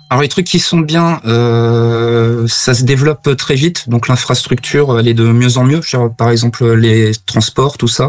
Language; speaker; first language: French; native; French